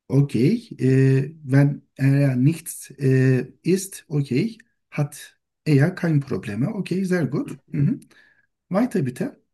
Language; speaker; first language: German; non-native, learner; Turkish